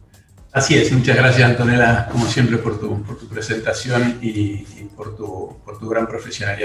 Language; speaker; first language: Spanish; native; Spanish